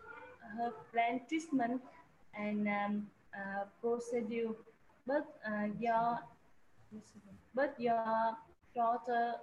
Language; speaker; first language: English; non-native, learner; Vietnamese